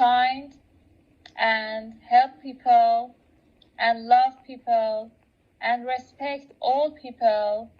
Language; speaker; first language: English; non-native, local second language; Persian